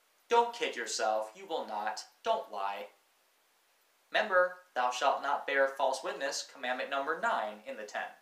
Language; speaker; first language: English; native; English